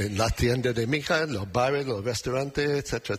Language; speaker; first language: Spanish; non-native, learner; English